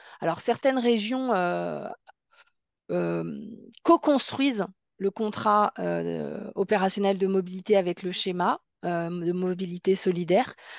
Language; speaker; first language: French; native; French